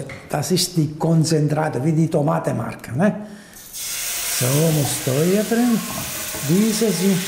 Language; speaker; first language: German; non-native, learner; Italian